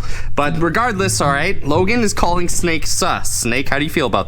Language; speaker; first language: English; native; English